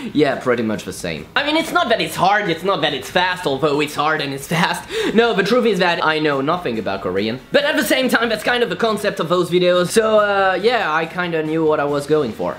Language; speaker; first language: English; non-native, fluent; French